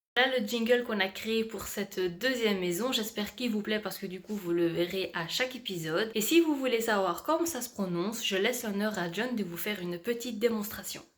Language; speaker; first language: French; native; French